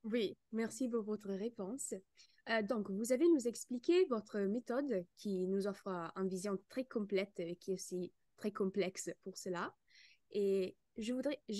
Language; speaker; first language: French; non-native, fluent; Italian